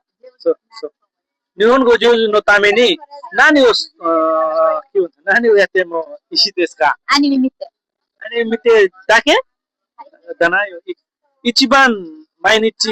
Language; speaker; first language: Japanese; non-native, learner; Nepali